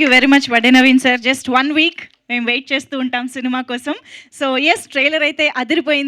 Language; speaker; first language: Telugu; native; Telugu